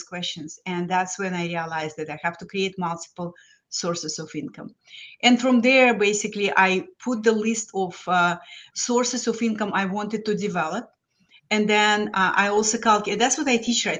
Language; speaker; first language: English; non-native, fluent; Lithuanian